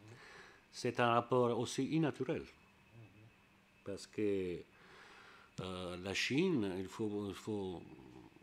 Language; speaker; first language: French; non-native, learner; Italian